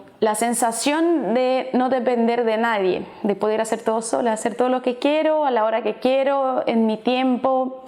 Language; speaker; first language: Spanish; non-native, fluent; Portuguese